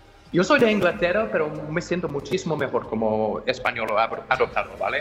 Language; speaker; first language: Spanish; non-native, fluent; English